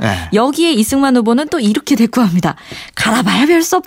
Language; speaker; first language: Korean; native; Korean